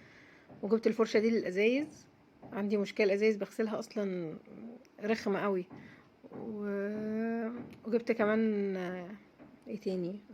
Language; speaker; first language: Arabic; native; Arabic